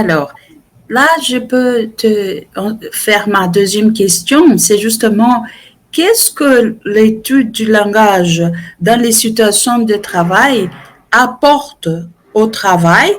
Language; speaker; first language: French; non-native, fluent; Portuguese